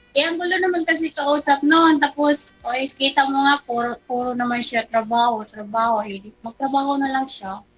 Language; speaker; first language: Filipino; non-native, local second language; Cebuano